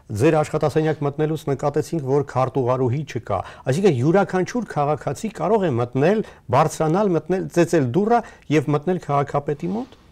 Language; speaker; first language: Armenian; native; Armenian